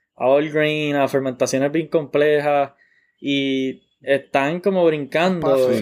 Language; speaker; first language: Spanish; native; Spanish